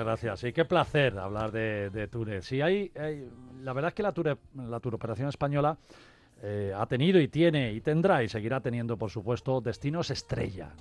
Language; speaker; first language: Spanish; native; Spanish